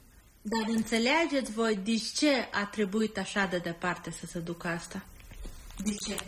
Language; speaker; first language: Romanian; non-native, fluent; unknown